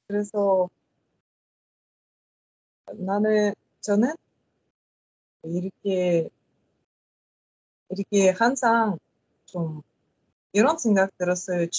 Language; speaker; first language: Korean; non-native, learner; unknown